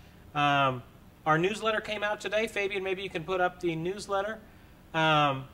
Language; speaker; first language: English; native; English